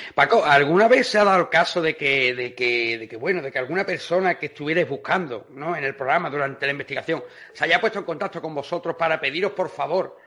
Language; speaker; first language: Spanish; native; Spanish